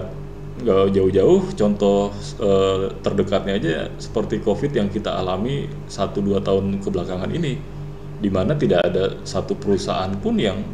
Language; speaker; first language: Indonesian; native; Indonesian